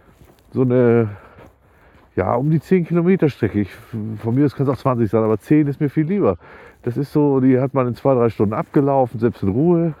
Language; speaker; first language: German; native; German